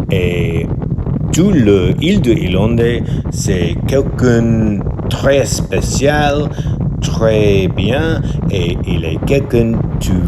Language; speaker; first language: French; non-native, learner; English